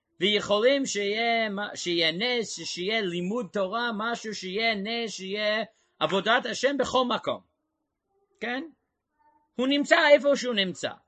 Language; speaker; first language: Hebrew; non-native, fluent; English